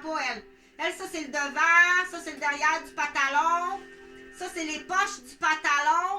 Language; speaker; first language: French; native; French